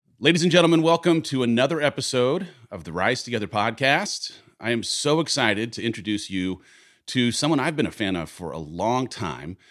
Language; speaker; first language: English; native; English